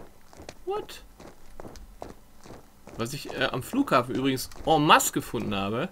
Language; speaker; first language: German; native; German